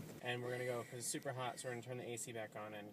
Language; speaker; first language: English; native; English